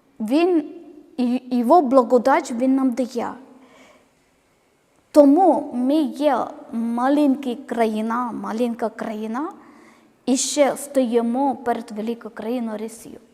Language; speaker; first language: Ukrainian; non-native, learner; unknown